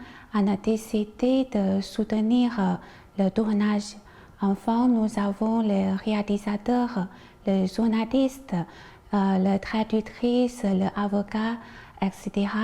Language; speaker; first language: French; non-native, learner; Chinese